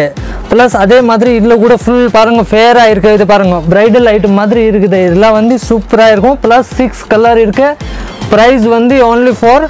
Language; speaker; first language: Tamil; native; Tamil